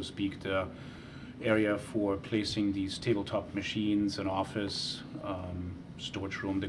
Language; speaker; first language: English; non-native, fluent; German